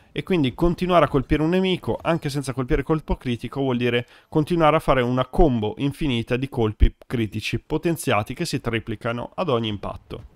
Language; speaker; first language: Italian; native; Italian